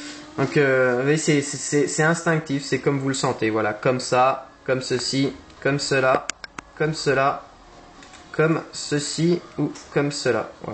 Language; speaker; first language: French; native; French